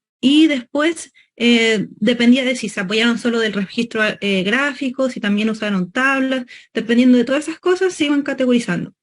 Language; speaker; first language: Spanish; native; Spanish